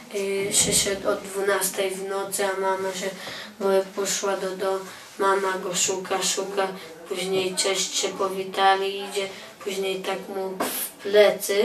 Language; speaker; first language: Polish; early bilingual, other home language; Chechen